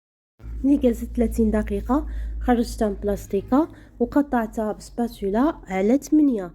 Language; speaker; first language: Arabic; native; Arabic